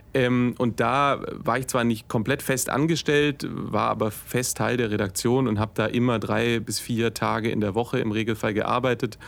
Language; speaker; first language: German; native; German